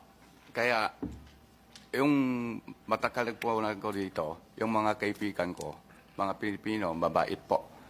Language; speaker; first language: Filipino; non-native, learner; Chinese